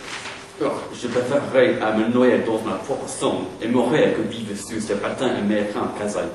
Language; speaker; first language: French; non-native, learner; English